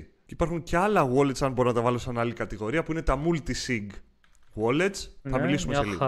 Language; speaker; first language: Greek; native; Greek